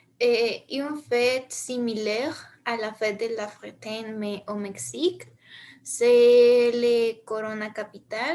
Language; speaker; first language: French; non-native, learner; Spanish